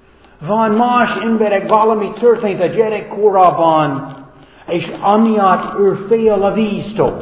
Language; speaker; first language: Hungarian; non-native, fluent; English